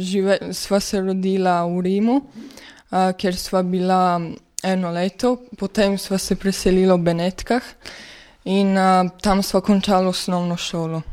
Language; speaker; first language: Slovenian; non-native, fluent; Serbian